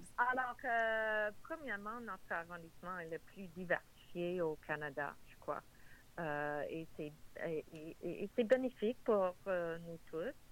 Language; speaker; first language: French; non-native, local second language; English